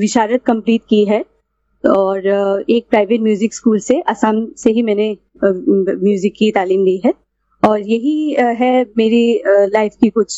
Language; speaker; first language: Hindi; non-native, local second language; Assamese